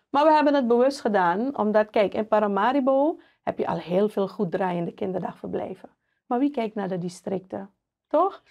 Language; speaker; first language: Dutch; native; Dutch